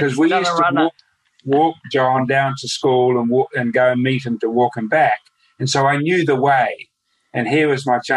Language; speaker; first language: English; native; English